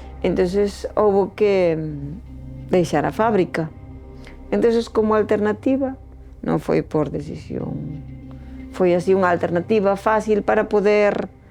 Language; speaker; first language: Galician; native; Galician